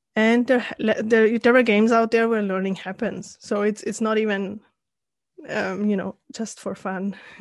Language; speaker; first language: English; non-native, fluent; German